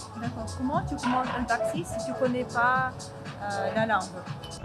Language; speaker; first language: French; non-native, fluent; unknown